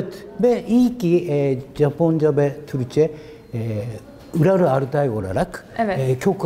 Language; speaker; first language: Turkish; non-native, learner; Japanese